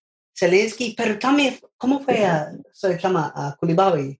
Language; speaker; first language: Spanish; non-native, learner; English